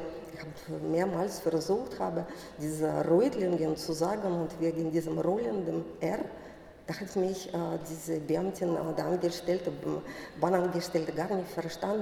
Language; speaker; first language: German; non-native, fluent; Russian